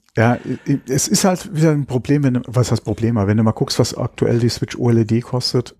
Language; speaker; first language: German; native; German